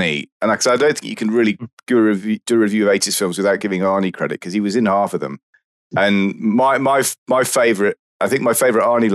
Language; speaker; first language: English; native; English